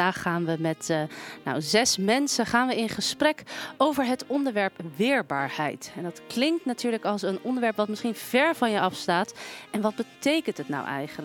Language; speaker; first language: Dutch; native; Dutch